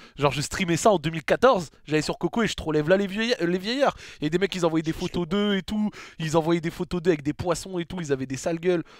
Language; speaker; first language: French; native; French